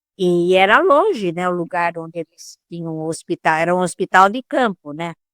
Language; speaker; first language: Portuguese; early bilingual, other home language; Italian